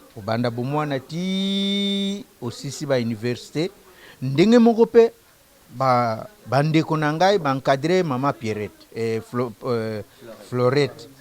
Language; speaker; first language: Lingala; non-native, local second language; Kituba (Democratic Republic of Congo)